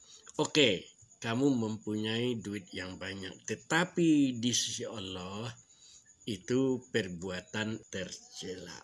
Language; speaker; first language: Indonesian; non-native, local second language; Minangkabau